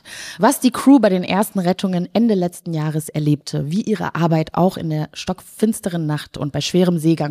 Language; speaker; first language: German; native; German